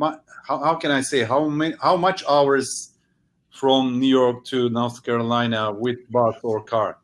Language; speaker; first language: English; non-native, learner; Turkish